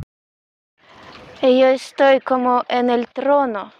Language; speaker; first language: Spanish; non-native, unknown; Russian